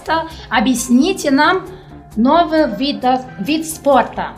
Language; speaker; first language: Russian; non-native, learner; Italian